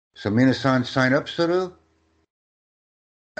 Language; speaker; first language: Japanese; non-native, learner; English